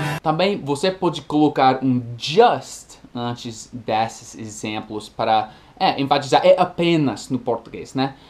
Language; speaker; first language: Portuguese; non-native, fluent; English